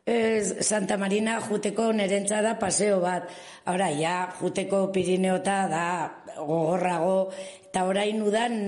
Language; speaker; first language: Basque; non-native, local second language; Spanish